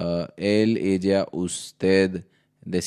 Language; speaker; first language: Spanish; non-native, learner; Hindi